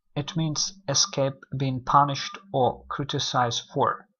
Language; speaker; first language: English; non-native, fluent; Russian